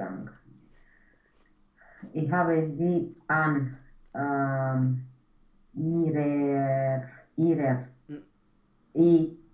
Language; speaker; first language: German; non-native, learner; Romanian